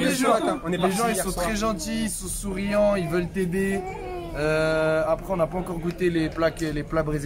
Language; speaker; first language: French; native; French